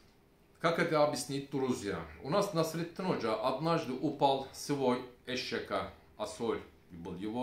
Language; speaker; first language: Russian; non-native, learner; Turkish